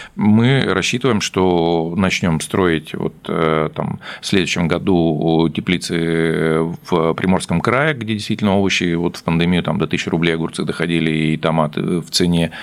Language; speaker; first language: Russian; native; Russian